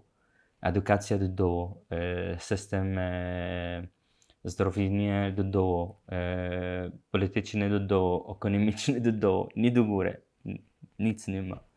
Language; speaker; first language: Polish; non-native, learner; Arabic